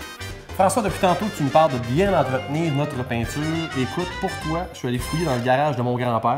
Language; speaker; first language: French; native; French